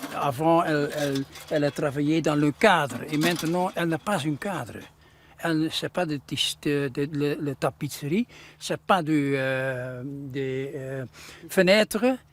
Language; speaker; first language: French; non-native, learner; Dutch